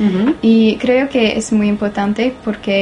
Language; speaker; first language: Spanish; non-native, learner; English